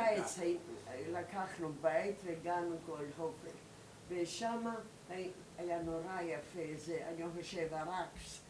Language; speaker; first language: Hebrew; non-native, learner; German